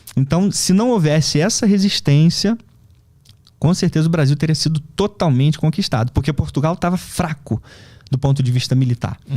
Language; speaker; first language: Portuguese; native; Portuguese